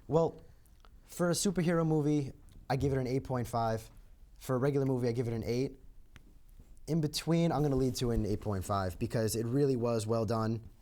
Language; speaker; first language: English; native; English